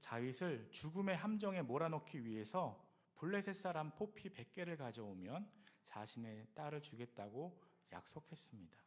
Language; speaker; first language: Korean; native; Korean